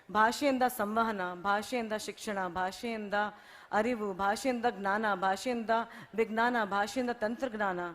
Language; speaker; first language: Kannada; non-native, fluent; Hindi